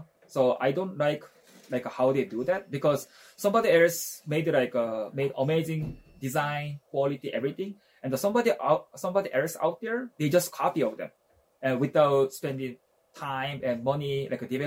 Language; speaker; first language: English; non-native, fluent; Japanese